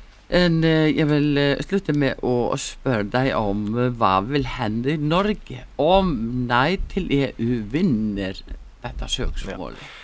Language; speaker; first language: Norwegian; non-native, learner; Icelandic